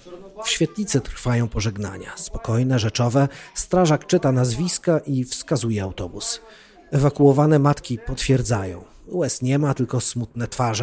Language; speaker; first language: Polish; native; Polish